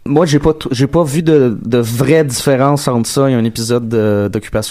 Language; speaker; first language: French; native; French